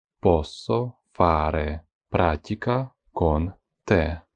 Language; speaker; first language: Italian; non-native, fluent; Ukrainian